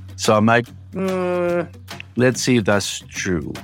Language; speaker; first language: English; early bilingual, other home language; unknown